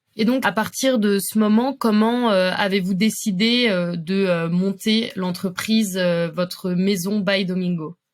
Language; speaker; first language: French; native; French